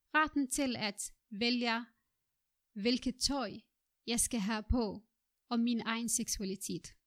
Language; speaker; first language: Danish; non-native, fluent; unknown